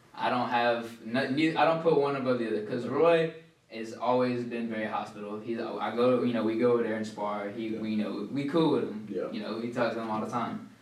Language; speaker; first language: English; early bilingual, other home language; Filipino